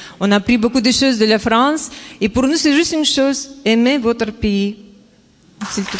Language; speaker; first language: French; non-native, learner; Russian